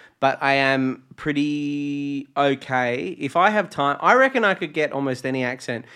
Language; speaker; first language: English; native; English